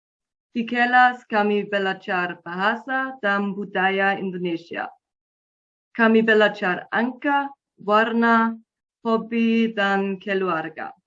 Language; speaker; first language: Indonesian; non-native, learner; German